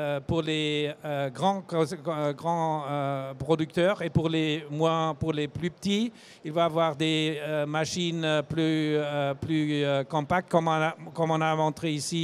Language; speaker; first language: French; non-native, fluent; German